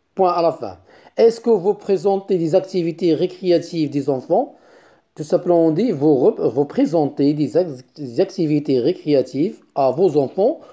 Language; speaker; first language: French; non-native, local second language; Arabic